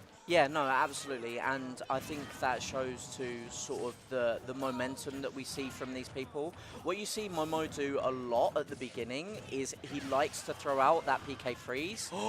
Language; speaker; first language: English; native; English